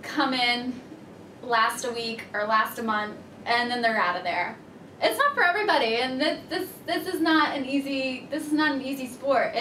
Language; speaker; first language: English; native; English